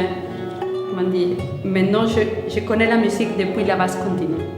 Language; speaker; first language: French; non-native, fluent; Spanish